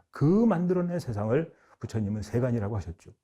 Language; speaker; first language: Korean; native; Korean